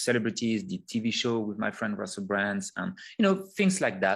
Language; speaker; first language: English; non-native, fluent; French